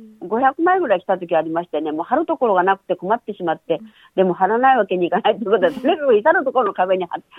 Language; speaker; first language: Japanese; native; Japanese